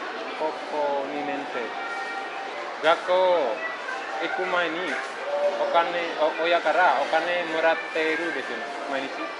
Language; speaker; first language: Japanese; non-native, learner; Indonesian